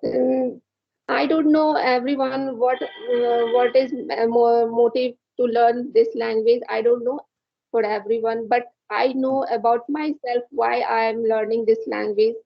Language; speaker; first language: English; non-native, learner; Hindi